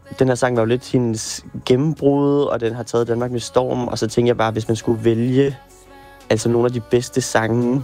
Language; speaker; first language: Danish; native; Danish